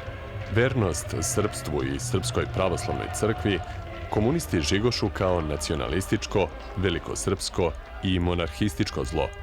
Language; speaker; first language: Bosnian; native; Bosnian